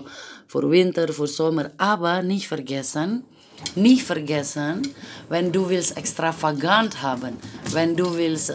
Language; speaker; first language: German; non-native, fluent; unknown